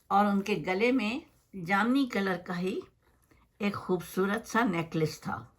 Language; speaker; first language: Urdu; native; Urdu